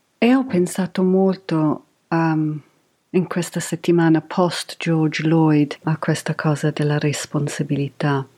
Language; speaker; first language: Italian; non-native, fluent; English